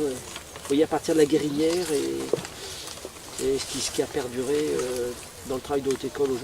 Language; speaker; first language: French; native; French